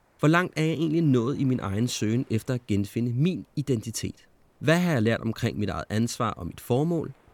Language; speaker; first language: Danish; native; Danish